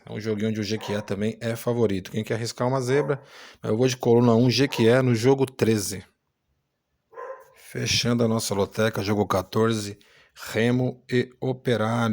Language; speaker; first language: Portuguese; native; Portuguese